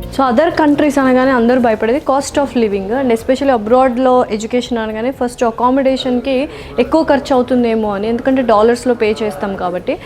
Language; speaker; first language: Telugu; native; Telugu